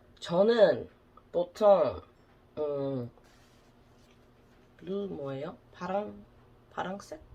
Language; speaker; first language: Korean; non-native, learner; English